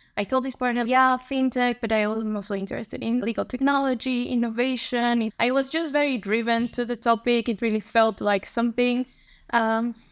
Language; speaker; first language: English; non-native, fluent; Spanish